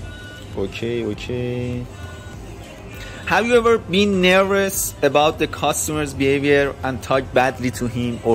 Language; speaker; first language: English; non-native, learner; Persian